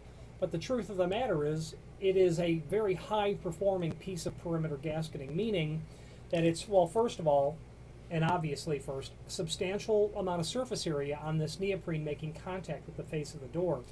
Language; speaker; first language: English; native; English